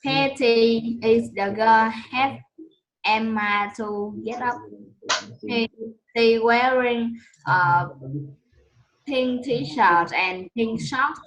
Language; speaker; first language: English; non-native, learner; Vietnamese